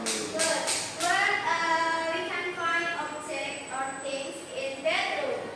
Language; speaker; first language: English; non-native, learner; Indonesian